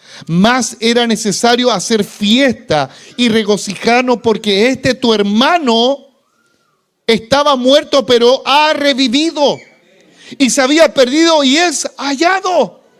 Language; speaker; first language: Spanish; native; Spanish